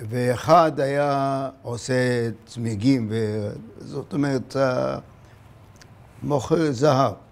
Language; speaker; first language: Hebrew; non-native, fluent; Arabic